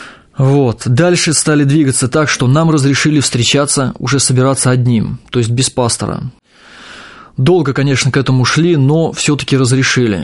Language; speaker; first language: Russian; native; Russian